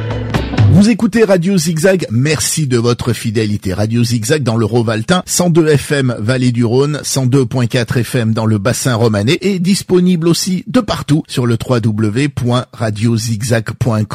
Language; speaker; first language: French; native; French